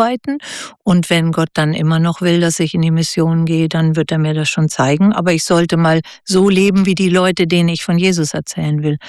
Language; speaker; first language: German; native; German